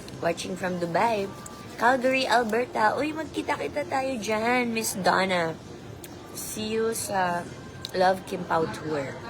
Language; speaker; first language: Filipino; non-native, local second language; Cebuano